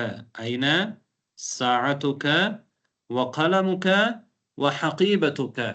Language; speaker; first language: Arabic; non-native, fluent; Tamil